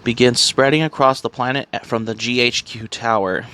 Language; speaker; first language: English; native; English